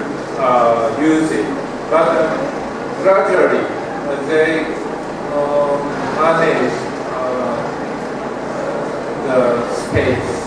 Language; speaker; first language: English; non-native, learner; Japanese